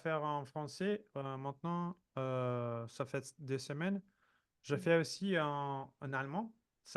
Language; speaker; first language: French; non-native, fluent; Portuguese